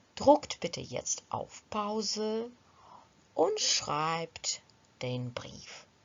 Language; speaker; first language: German; non-native, fluent; Ukrainian